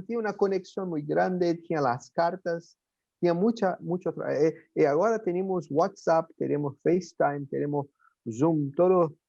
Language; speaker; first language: Spanish; non-native, fluent; Portuguese